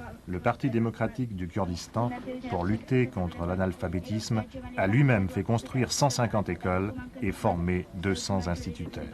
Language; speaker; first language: French; native; French